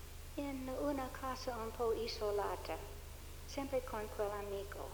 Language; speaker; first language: Italian; non-native, fluent; English